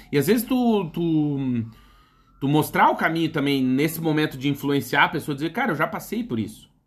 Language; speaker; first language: Portuguese; native; Portuguese